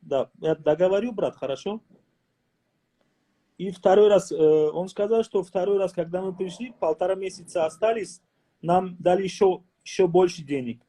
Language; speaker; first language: Russian; non-native, fluent; Tajik